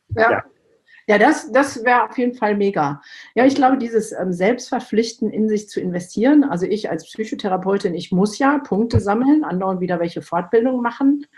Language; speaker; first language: German; early bilingual, other home language; Turkish